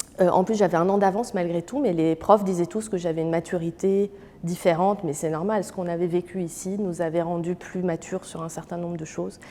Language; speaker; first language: French; early bilingual, other home language; Arabic